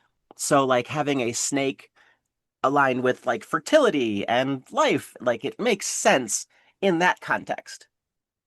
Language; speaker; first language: English; native; English